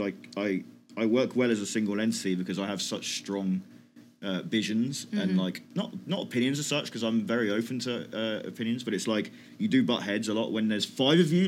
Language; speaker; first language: English; native; English